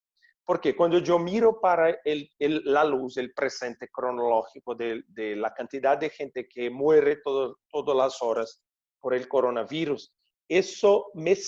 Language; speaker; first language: Spanish; non-native, fluent; Portuguese